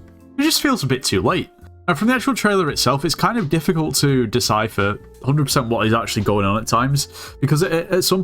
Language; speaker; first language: English; native; English